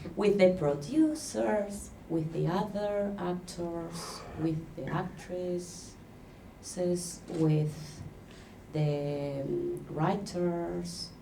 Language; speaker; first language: English; non-native, learner; Spanish